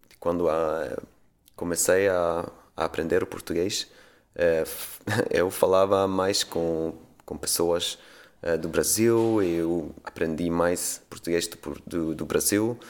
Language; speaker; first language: Portuguese; non-native, fluent; Swedish